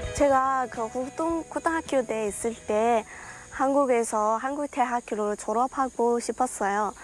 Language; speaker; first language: Korean; non-native, fluent; Mongolian